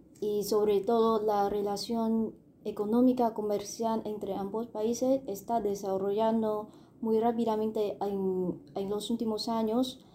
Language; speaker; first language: Spanish; non-native, fluent; Vietnamese